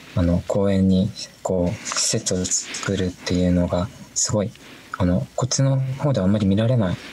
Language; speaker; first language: Japanese; native; Japanese